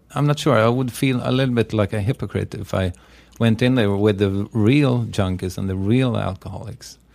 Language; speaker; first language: English; non-native, fluent; Swedish